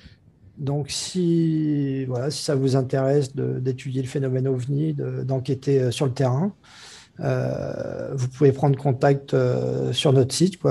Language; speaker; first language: French; native; French